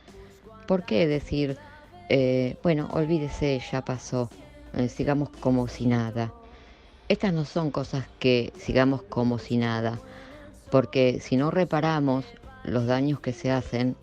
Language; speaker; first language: Spanish; native; Spanish